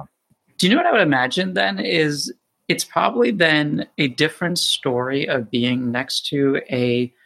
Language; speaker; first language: English; native; English